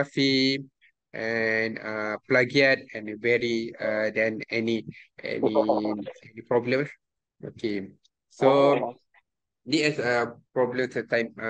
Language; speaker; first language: English; non-native, local second language; Malay